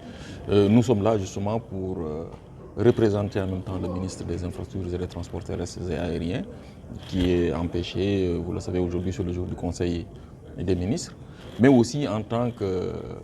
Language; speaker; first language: French; non-native, local second language; Wolof